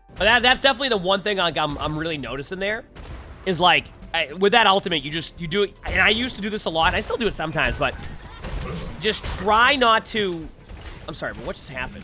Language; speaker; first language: English; native; English